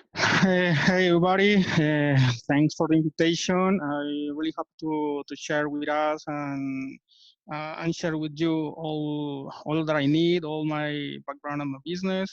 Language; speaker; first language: English; non-native, fluent; Spanish